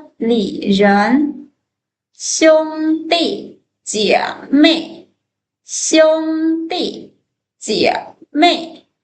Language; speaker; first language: Chinese; non-native, fluent; Lao